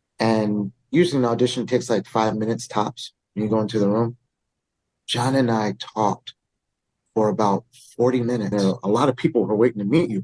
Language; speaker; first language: English; native; English